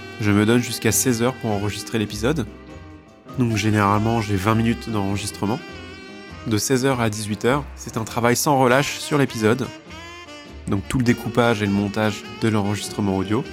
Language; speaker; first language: French; native; French